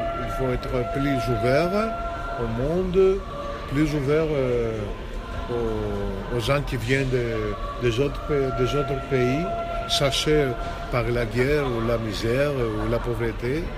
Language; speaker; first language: French; non-native, fluent; Greek